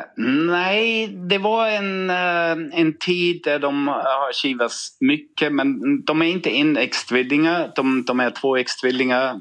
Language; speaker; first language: Swedish; non-native, fluent; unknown